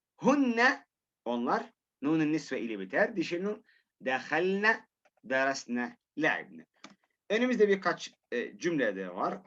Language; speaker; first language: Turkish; non-native, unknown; Arabic